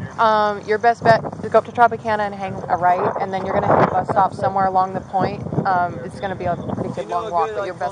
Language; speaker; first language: English; native; English